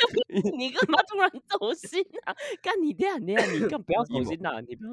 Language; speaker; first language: Chinese; native; Chinese